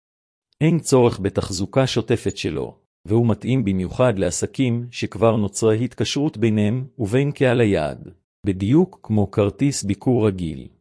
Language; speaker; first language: Hebrew; native; Hebrew